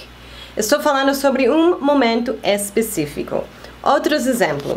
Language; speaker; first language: Portuguese; non-native, fluent; English